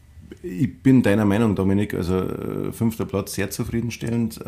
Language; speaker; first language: German; native; German